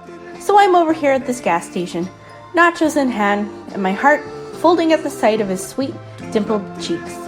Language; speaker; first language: English; native; English